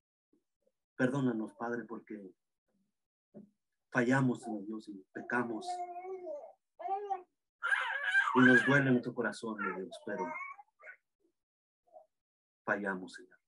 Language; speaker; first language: Spanish; native; Spanish